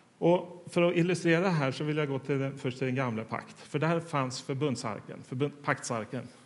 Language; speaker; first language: Swedish; native; Swedish